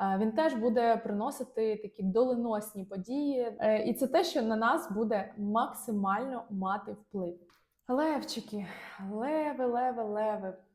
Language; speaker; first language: Ukrainian; non-native, local second language; Russian